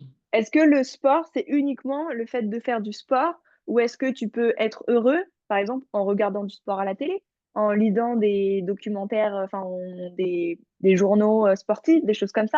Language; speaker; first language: French; native; French